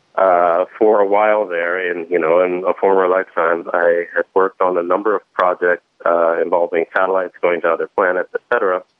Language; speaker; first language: English; native; English